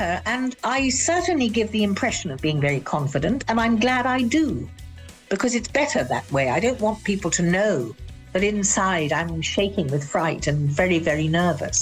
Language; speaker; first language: English; native; English